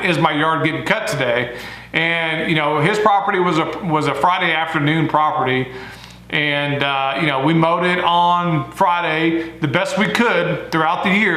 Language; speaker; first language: English; native; English